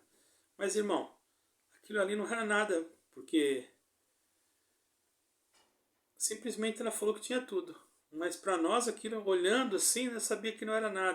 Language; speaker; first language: Portuguese; native; Portuguese